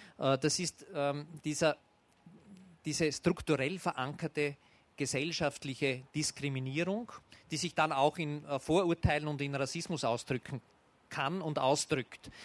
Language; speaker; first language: German; native; German